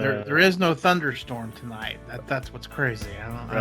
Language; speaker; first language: English; native; English